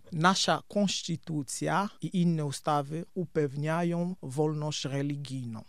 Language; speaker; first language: Polish; non-native, fluent; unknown